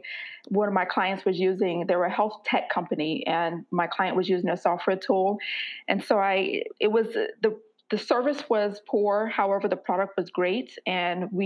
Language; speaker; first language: English; native; English